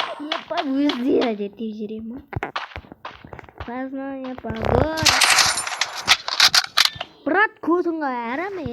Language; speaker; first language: Russian; non-native, local second language; Kazakh